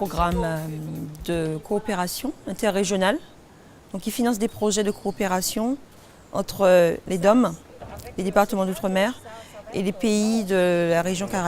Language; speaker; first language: French; native; French